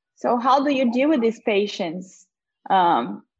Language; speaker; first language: English; non-native, fluent; Portuguese